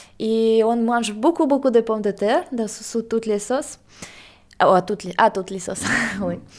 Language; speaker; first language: French; non-native, fluent; Russian